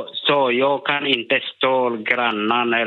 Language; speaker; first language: Swedish; non-native, learner; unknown